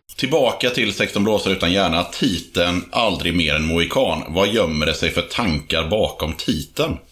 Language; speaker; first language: Swedish; native; Swedish